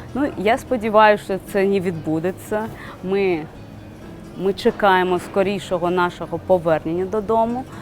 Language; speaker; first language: Ukrainian; non-native, fluent; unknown